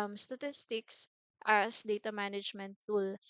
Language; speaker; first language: English; non-native, local second language; Filipino